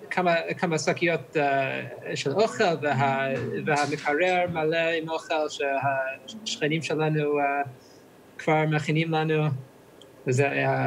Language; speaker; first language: Hebrew; non-native, learner; English